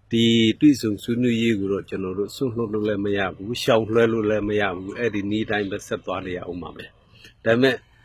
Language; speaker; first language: Burmese; non-native, local second language; Mon